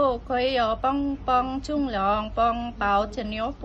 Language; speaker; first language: Chinese; non-native, learner; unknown